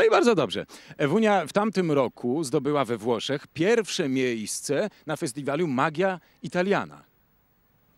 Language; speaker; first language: Polish; native; Polish